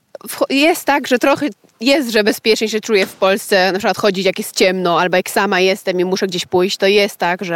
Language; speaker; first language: Polish; early bilingual, heritage; Polish